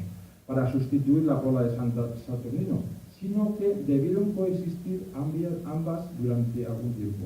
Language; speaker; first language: Spanish; native; Spanish